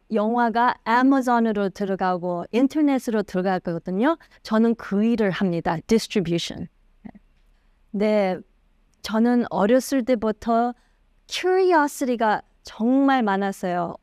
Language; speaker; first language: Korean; early bilingual, heritage; Korean